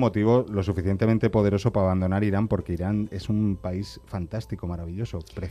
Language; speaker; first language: Spanish; native; Spanish